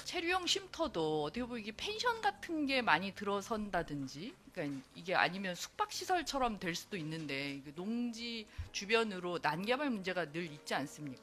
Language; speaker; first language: Korean; native; Korean